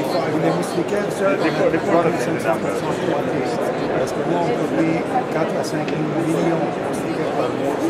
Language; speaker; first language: French; non-native, fluent; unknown